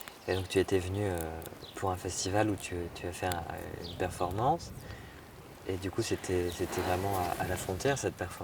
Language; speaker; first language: French; native; French